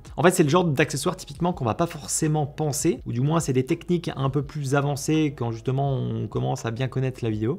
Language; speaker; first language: French; native; French